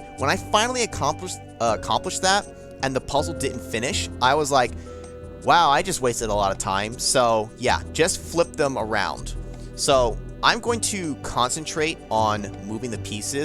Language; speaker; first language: English; native; English